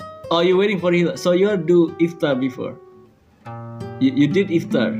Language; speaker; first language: English; non-native, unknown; Indonesian